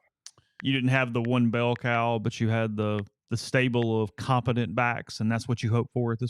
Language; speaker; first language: English; native; English